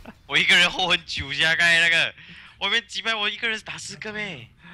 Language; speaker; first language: English; non-native, local second language; Chinese